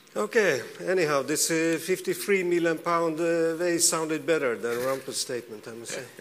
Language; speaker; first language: English; non-native, fluent; Estonian